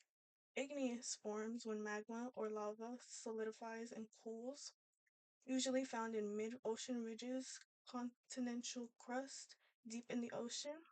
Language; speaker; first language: English; native; English